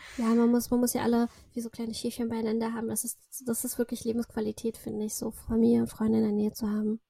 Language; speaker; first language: German; early bilingual, other home language; Russian